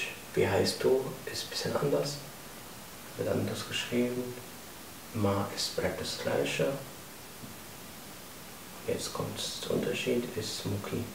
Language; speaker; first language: German; non-native, fluent; Arabic